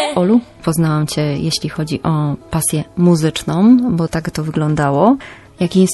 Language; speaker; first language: Polish; native; Polish